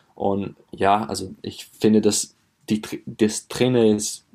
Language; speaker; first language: German; non-native, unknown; English